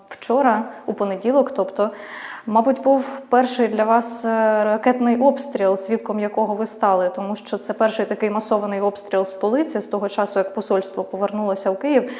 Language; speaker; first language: Ukrainian; native; Ukrainian